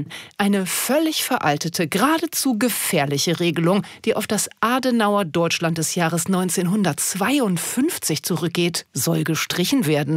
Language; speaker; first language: German; native; German